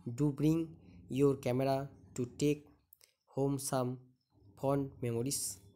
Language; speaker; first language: English; non-native, local second language; Bangla